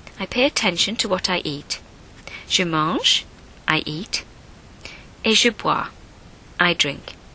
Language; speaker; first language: English; native; English